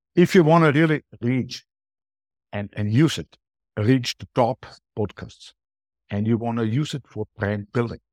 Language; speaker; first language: English; non-native, fluent; German